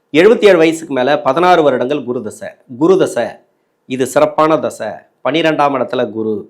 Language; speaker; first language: Tamil; native; Tamil